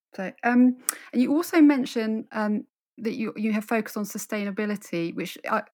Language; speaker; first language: English; native; English